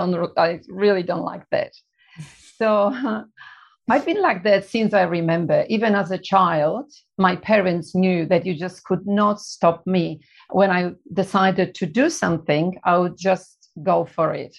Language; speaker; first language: English; non-native, fluent; Polish